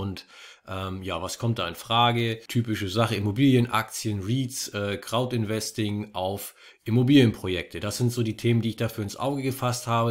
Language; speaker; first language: German; native; German